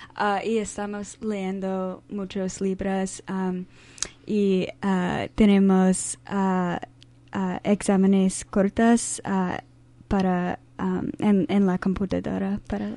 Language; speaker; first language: Spanish; non-native, learner; English